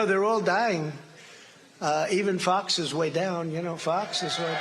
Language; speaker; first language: English; native; English